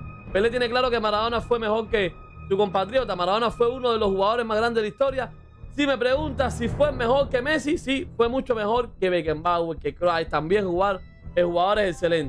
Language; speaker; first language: Spanish; native; Spanish